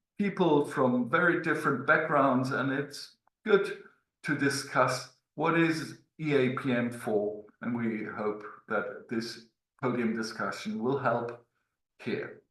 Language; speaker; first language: English; non-native, fluent; German